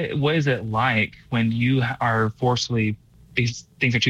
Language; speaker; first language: English; native; English